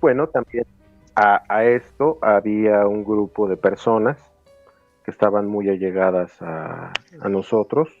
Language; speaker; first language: Spanish; native; Spanish